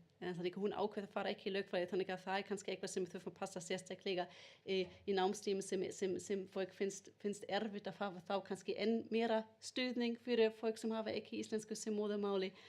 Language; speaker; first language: Icelandic; non-native, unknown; German